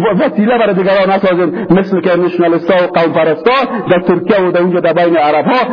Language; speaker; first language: Persian; native; Persian